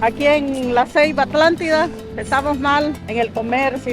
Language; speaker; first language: Spanish; native; Spanish